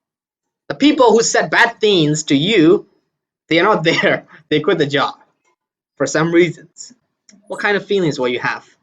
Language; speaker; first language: English; non-native, fluent; Burmese